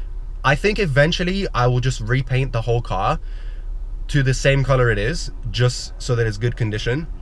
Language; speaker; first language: English; native; English